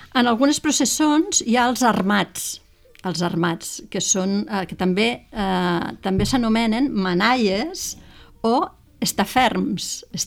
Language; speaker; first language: Catalan; native; Catalan